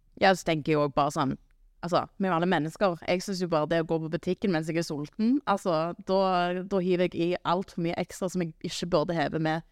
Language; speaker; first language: Norwegian; native; Norwegian